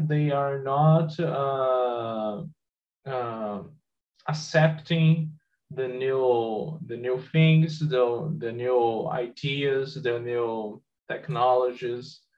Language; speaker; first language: English; non-native, learner; Portuguese